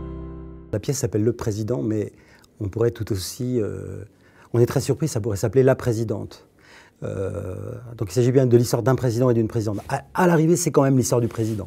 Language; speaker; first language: French; native; French